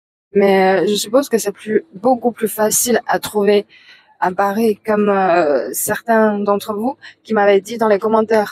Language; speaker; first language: French; non-native, fluent; Chinese